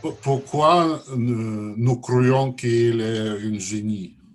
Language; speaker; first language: French; non-native, learner; Russian